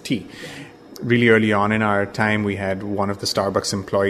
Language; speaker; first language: English; non-native, local second language; Bangla